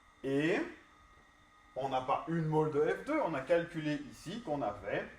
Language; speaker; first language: French; native; French